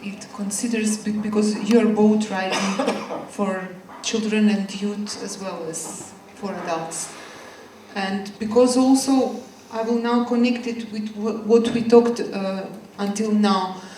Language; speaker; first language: English; non-native, fluent; Macedonian